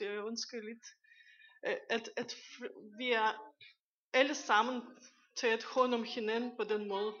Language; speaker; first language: Danish; non-native, fluent; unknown